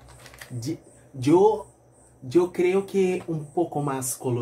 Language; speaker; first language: Spanish; non-native, learner; Portuguese